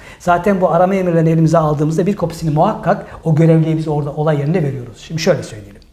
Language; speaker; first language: Turkish; early bilingual, heritage; Turkish